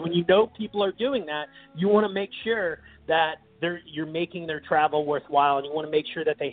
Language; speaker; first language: English; native; English